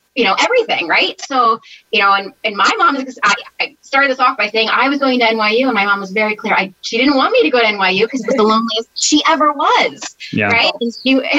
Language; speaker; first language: English; native; English